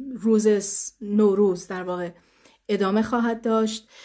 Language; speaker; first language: Persian; early bilingual, heritage; Persian